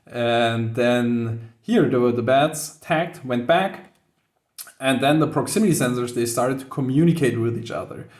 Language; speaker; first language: English; non-native, fluent; German